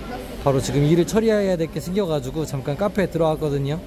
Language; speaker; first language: Korean; native; Korean